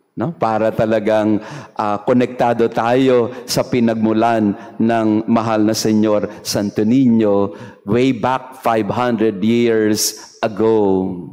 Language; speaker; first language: Filipino; non-native, local second language; Bikol